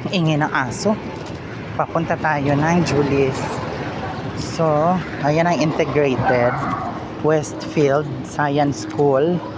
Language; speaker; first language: Filipino; non-native, local second language; Cebuano